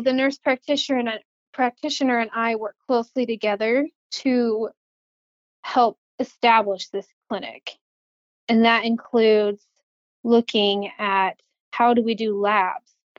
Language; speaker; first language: English; native; English